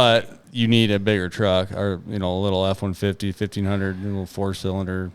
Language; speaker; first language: English; native; English